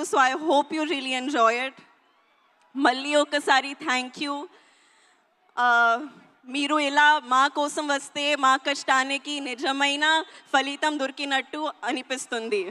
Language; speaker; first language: Telugu; non-native, learner; Hindi